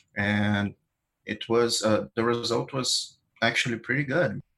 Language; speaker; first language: English; non-native, fluent; Portuguese